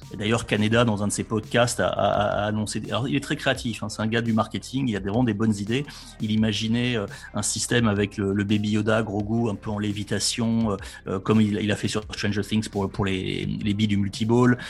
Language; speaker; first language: French; native; French